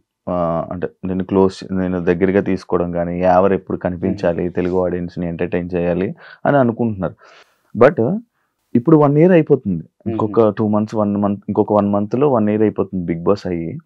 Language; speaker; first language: Telugu; native; Telugu